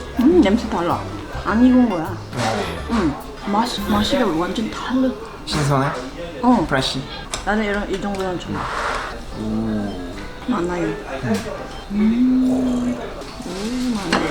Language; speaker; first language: Korean; non-native, learner; Filipino